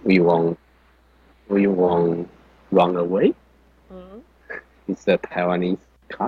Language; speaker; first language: English; non-native, learner; Chinese